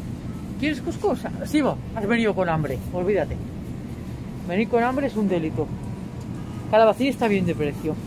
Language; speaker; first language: Spanish; native; Spanish